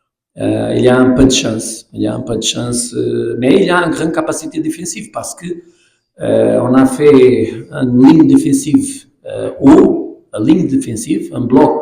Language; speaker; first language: French; non-native, learner; Portuguese